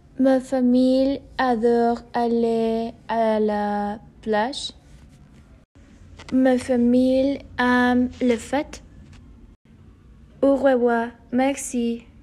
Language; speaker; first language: French; non-native, learner; Spanish